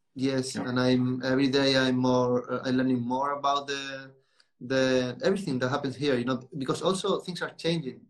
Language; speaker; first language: English; non-native, learner; Spanish